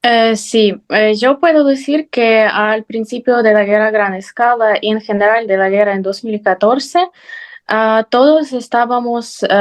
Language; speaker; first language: Spanish; non-native, fluent; Ukrainian